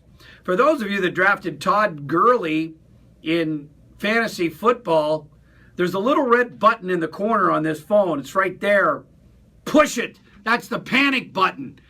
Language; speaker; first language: English; native; English